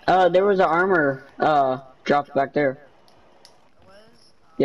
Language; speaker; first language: English; native; English